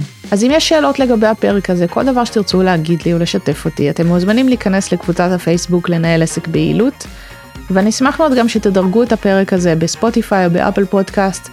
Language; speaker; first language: Hebrew; native; Hebrew